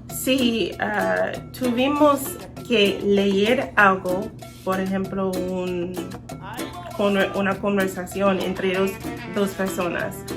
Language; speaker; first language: Spanish; non-native, learner; English